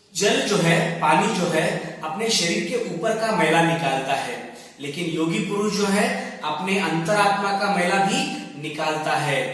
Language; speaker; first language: Hindi; non-native, local second language; Marathi